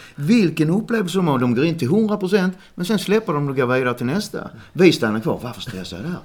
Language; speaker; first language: Swedish; native; Swedish